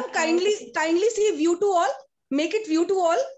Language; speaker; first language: English; non-native, local second language; Hindi